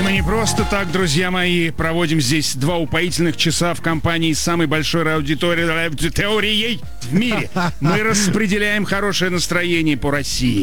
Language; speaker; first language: Russian; native; Russian